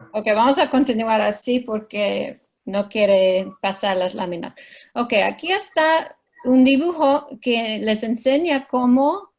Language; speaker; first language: Spanish; non-native, fluent; English